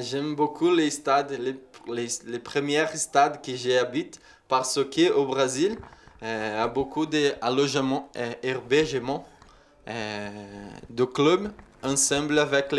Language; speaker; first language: French; non-native, learner; Portuguese